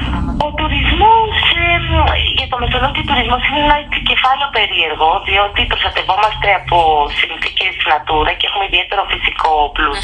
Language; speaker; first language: Greek; native; Greek